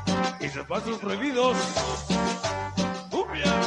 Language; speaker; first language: Spanish; native; Spanish